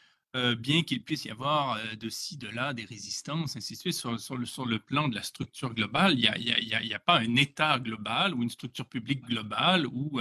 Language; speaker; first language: French; native; French